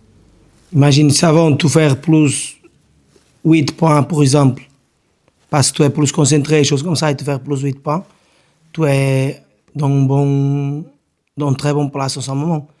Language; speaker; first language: French; non-native, learner; Portuguese